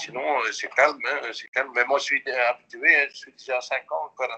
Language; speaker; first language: French; non-native, local second language; Dutch